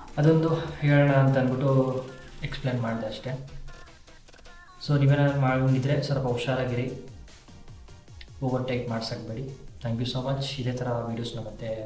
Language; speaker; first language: Kannada; native; Kannada